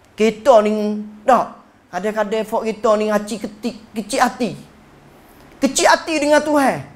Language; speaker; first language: Malay; native; Malay